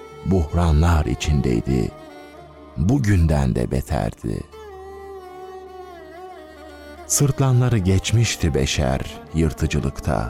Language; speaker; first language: Turkish; native; Turkish